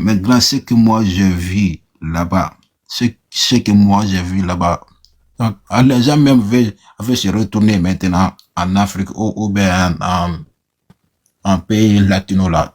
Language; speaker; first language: French; non-native, local second language; Susu